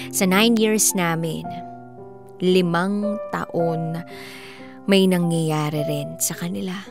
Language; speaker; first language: Filipino; native; Filipino